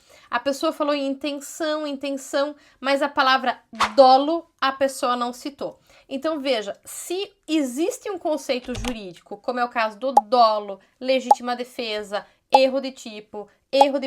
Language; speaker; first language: Portuguese; native; Portuguese